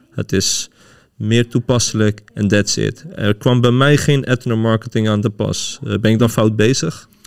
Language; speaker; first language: Dutch; early bilingual, other home language; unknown